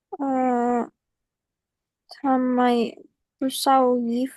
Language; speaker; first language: Chinese; non-native, learner; Indonesian